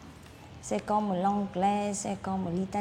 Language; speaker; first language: French; non-native, fluent; Vietnamese